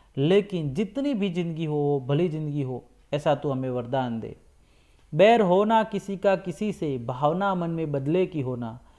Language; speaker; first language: Hindi; non-native, local second language; Gujarati